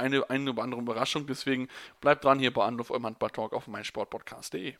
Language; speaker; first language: German; native; German